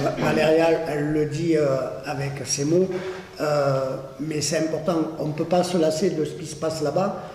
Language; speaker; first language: French; native; French